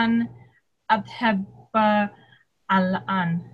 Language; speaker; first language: Arabic; non-native, learner; English